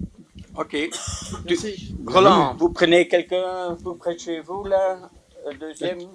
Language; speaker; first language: French; non-native, local second language; Dutch